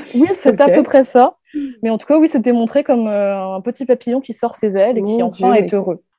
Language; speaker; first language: French; native; French